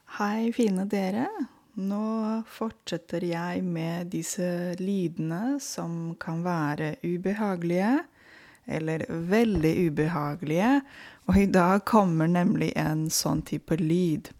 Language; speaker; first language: Norwegian; non-native, fluent; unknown